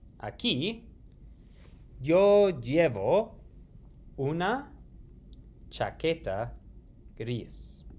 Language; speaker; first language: Spanish; non-native, fluent; English